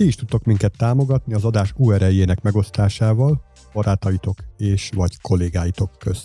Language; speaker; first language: Hungarian; native; Hungarian